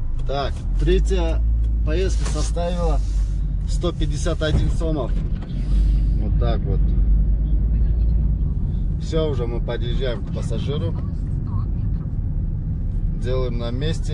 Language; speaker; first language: Russian; non-native, local second language; Kyrgyz